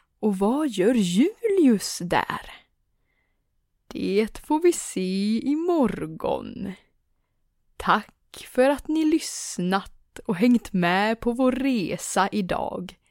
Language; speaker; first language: Swedish; native; Swedish